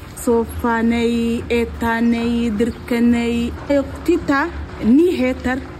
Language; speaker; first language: Swedish; non-native, learner; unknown